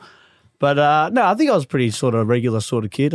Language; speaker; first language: English; native; English